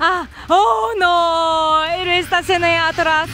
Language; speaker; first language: Spanish; non-native, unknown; Japanese